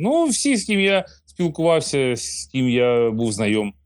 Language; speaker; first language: Ukrainian; non-native, local second language; Russian